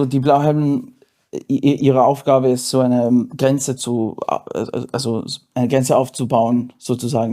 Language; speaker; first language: German; non-native, fluent; English